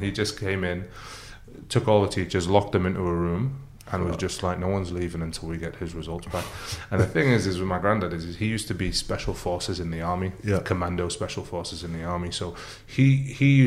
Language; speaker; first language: English; early bilingual, other home language; Arabic